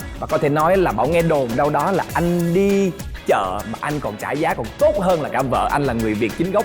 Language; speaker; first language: Vietnamese; native; Vietnamese